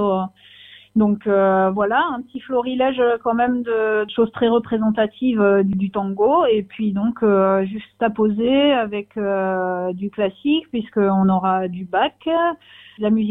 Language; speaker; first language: French; native; French